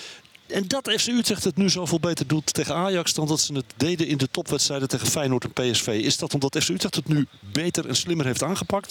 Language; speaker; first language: Dutch; native; Dutch